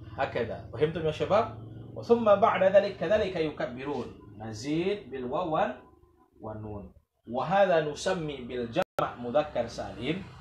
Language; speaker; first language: Arabic; non-native, fluent; Indonesian